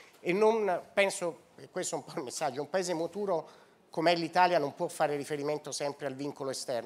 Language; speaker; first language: Italian; native; Italian